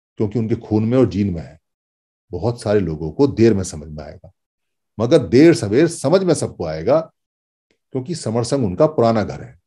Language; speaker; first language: Hindi; native; Hindi